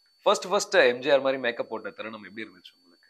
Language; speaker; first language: Tamil; native; Tamil